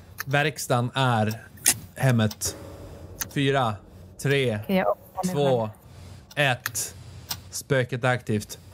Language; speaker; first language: Swedish; native; Swedish